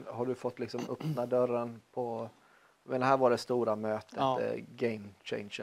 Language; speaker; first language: Swedish; native; Swedish